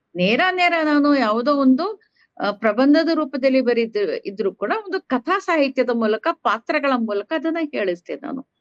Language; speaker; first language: Kannada; non-native, local second language; Urdu